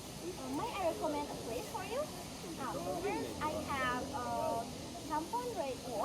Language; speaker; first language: English; non-native, learner; Indonesian